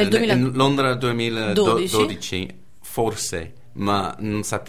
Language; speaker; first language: Italian; non-native, fluent; English